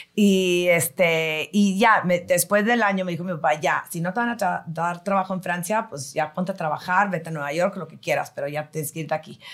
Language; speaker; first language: Spanish; early bilingual, heritage; Spanish